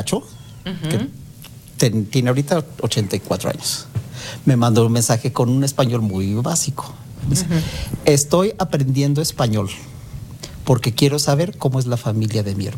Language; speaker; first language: Spanish; native; Spanish